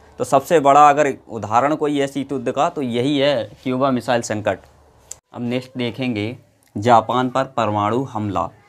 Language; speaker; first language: Hindi; native; Hindi